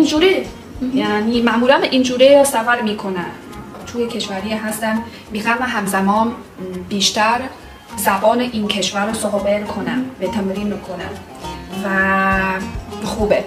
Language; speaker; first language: Persian; non-native, learner; French